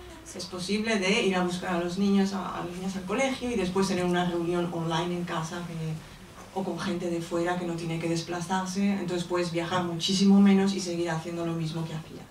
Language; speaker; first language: Spanish; native; Spanish